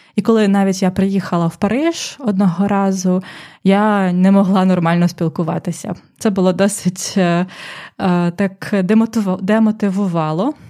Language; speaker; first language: Ukrainian; native; Ukrainian